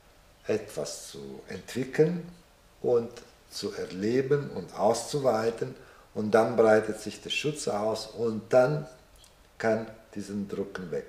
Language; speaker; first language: German; non-native, fluent; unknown